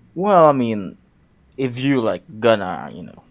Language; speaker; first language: English; non-native, fluent; Indonesian